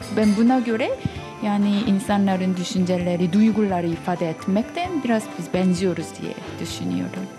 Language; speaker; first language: Turkish; non-native, fluent; Korean